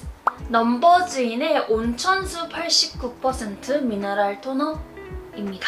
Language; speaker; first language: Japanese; non-native, fluent; Korean